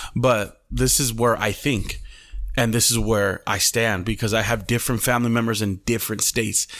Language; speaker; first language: English; early bilingual, other home language; Spanish